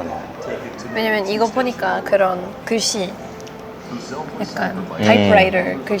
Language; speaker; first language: Korean; non-native, fluent; Swedish